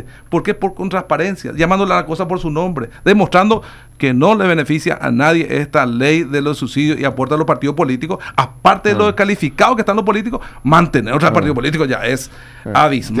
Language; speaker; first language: Spanish; native; Spanish